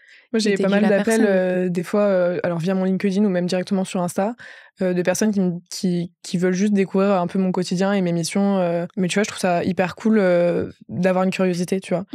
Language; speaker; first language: French; native; French